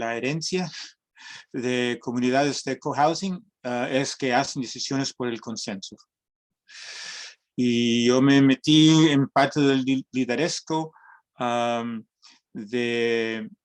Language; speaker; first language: Spanish; early bilingual, heritage; Spanish